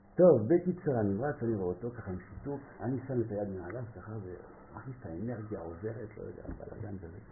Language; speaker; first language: Hebrew; non-native, fluent; French